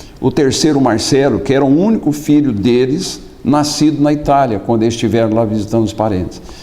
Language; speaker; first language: Portuguese; native; Portuguese